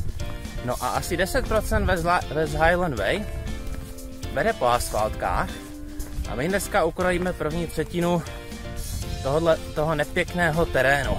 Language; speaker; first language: Czech; native; Czech